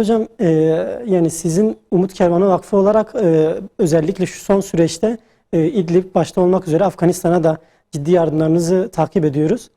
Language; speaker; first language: Turkish; native; Turkish